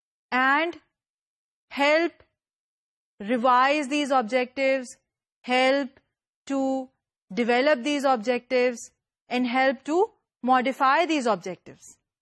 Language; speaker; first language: English; non-native, local second language; Urdu